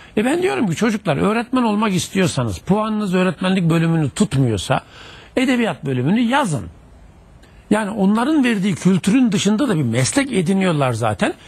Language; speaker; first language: Turkish; native; Turkish